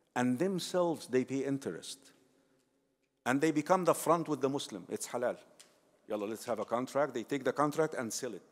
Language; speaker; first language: English; non-native, fluent; Arabic